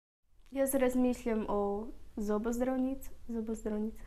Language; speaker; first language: Slovenian; non-native, learner; Portuguese